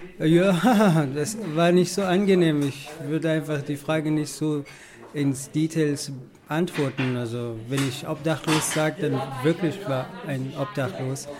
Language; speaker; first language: German; non-native, fluent; Persian